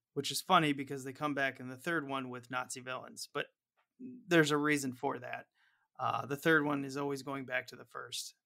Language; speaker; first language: English; native; English